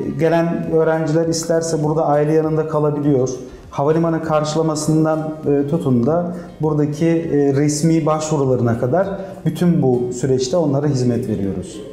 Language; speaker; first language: Turkish; early bilingual, heritage; Turkish